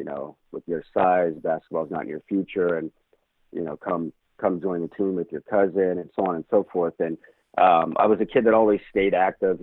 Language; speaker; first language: English; native; English